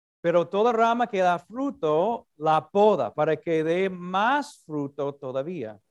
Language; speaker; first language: Spanish; non-native, fluent; English